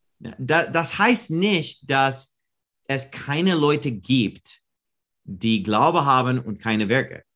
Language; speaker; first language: German; non-native, learner; English